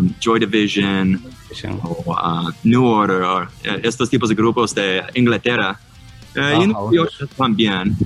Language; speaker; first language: Spanish; non-native, learner; English